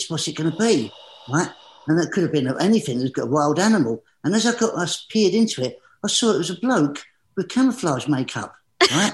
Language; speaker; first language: English; native; English